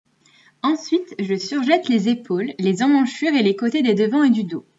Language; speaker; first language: French; native; French